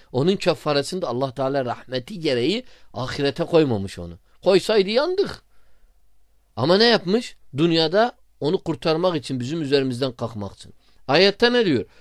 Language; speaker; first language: Turkish; non-native, fluent; Arabic